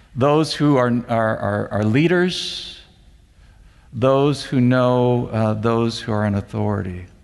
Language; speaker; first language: English; native; English